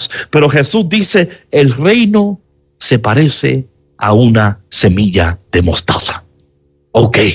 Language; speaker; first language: Spanish; native; Spanish